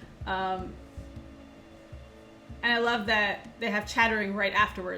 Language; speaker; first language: English; native; English